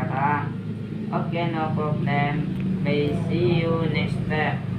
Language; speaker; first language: English; non-native, learner; Indonesian